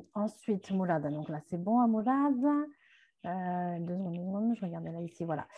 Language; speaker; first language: French; native; French